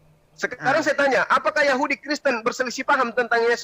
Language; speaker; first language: Indonesian; native; Indonesian